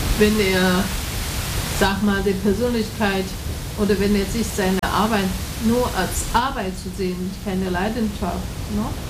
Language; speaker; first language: German; non-native, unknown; Chinese